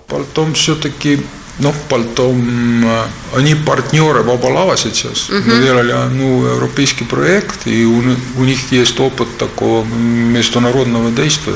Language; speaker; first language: Russian; non-native, learner; Estonian